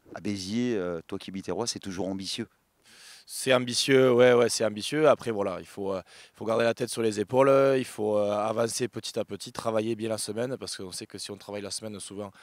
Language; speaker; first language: French; native; French